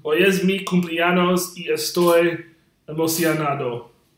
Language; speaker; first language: Spanish; non-native, learner; English